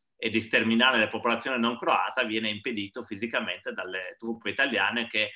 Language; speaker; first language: Italian; native; Italian